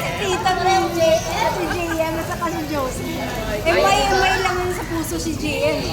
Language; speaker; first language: Filipino; non-native, local second language; Cebuano